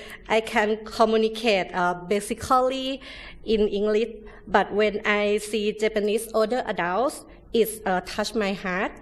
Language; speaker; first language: English; non-native, learner; Thai